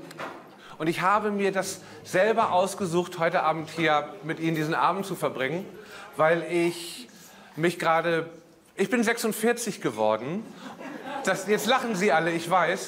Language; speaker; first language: German; native; German